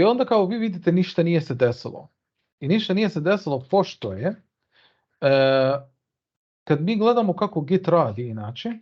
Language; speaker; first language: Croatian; early bilingual, heritage; Bosnian